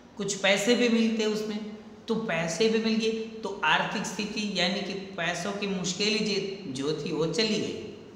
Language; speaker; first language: Hindi; non-native, local second language; Gujarati